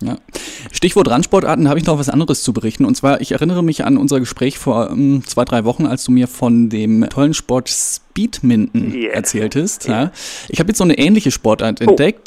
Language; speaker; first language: German; native; German